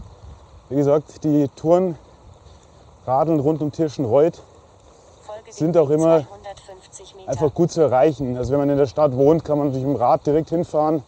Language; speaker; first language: German; native; German